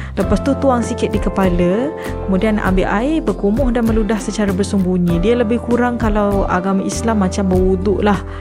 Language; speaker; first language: Malay; native; Malay